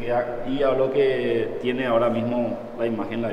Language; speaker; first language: Spanish; native; Spanish